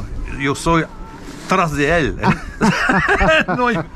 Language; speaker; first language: Spanish; non-native, learner; French